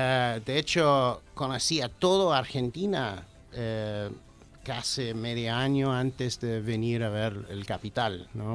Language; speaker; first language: Spanish; non-native, fluent; English